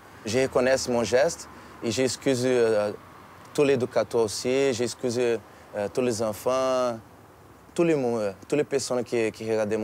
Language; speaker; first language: French; non-native, learner; Portuguese